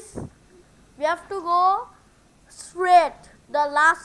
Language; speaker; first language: English; non-native, learner; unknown